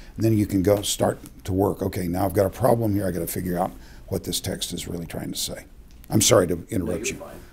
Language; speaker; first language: English; native; English